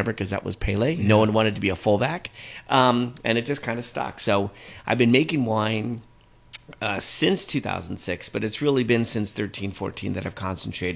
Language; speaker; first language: English; native; English